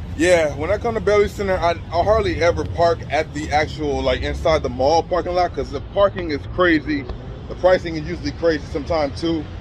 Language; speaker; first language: English; native; English